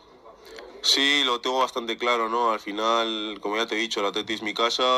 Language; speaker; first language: Spanish; early bilingual, other home language; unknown